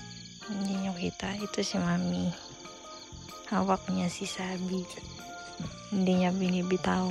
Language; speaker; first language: Filipino; native; Filipino